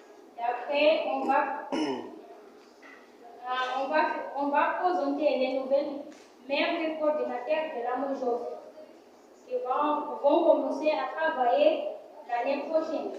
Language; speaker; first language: French; non-native, learner; Portuguese